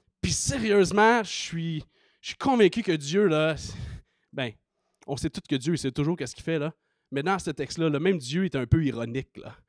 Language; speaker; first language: French; native; French